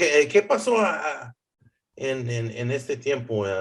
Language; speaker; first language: Spanish; early bilingual, heritage; English